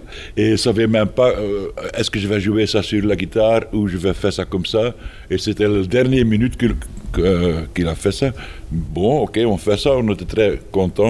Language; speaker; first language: French; non-native, fluent; Dutch